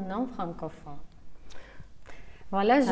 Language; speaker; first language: French; non-native, fluent; Armenian